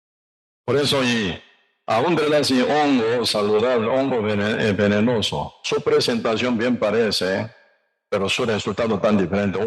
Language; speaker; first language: Spanish; non-native, learner; Korean